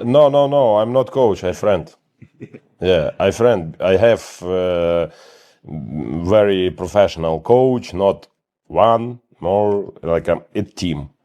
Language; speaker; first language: English; non-native, learner; Ukrainian